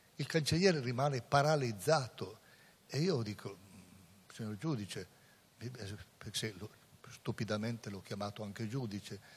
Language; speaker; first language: Italian; native; Italian